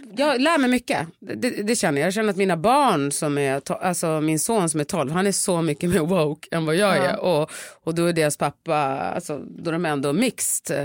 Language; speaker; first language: Swedish; early bilingual, other home language; Tigrinya